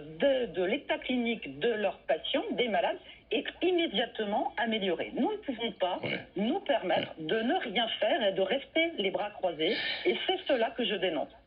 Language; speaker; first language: French; native; French